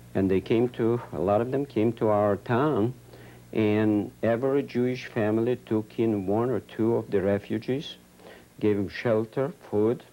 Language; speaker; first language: English; non-native, fluent; Yiddish